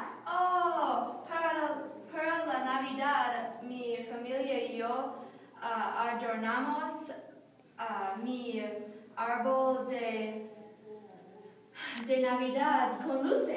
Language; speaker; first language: Spanish; non-native, learner; English